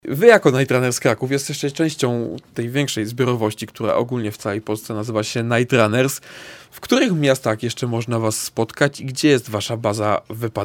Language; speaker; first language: Polish; native; Polish